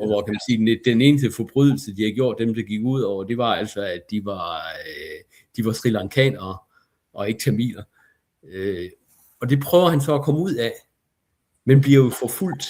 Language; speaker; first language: Danish; native; Danish